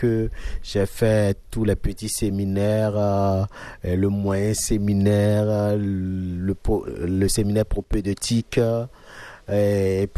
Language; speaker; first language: French; non-native, local second language; Fon